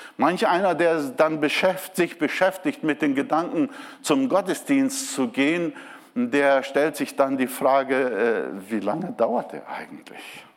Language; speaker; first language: German; non-native, fluent; Portuguese